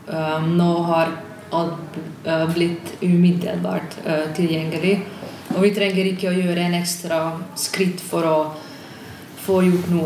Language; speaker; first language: Swedish; non-native, learner; Hungarian